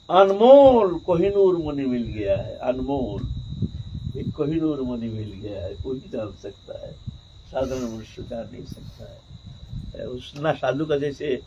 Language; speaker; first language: Hindi; non-native, local second language; Bangla